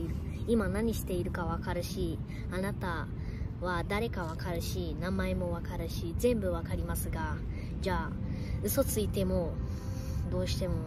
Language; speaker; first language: Japanese; early bilingual, other home language; Portuguese